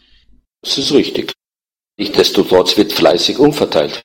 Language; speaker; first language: German; native; German